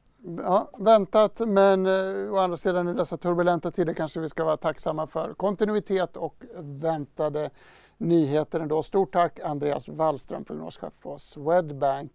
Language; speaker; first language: Swedish; native; Swedish